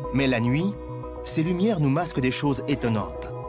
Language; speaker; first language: French; native; French